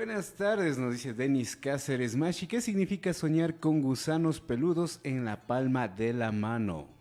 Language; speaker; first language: Spanish; non-native, local second language; Quechua